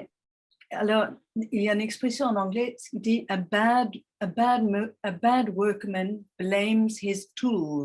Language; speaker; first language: French; non-native, fluent; English